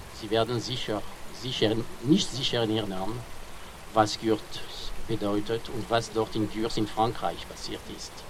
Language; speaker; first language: German; non-native, fluent; French